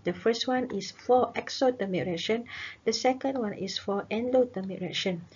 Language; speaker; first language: English; non-native, local second language; Malay